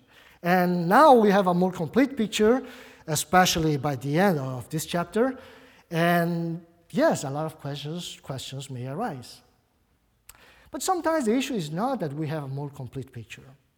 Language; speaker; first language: English; non-native, fluent; Portuguese